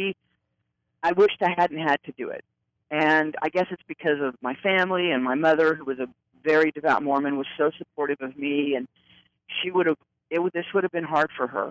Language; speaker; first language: English; native; English